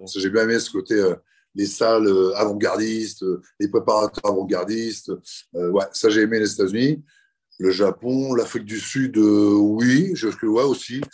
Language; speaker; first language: French; native; French